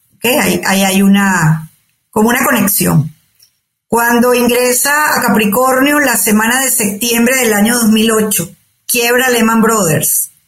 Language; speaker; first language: Spanish; native; Spanish